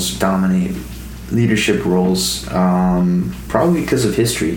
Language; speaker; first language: English; native; English